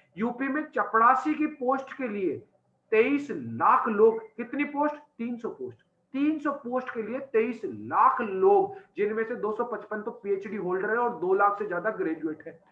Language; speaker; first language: Hindi; native; Hindi